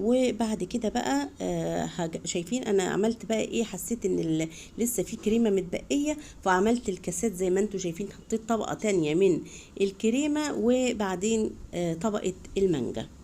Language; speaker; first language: Arabic; native; Arabic